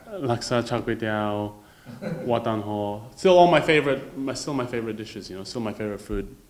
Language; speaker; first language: English; native; English